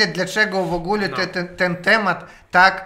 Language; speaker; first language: Polish; non-native, learner; Russian